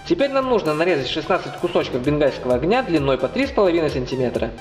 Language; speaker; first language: Russian; native; Russian